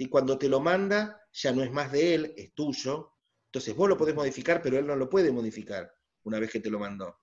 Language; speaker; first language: Spanish; native; Spanish